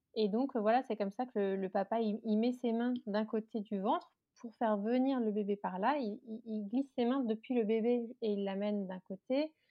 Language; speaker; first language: French; native; French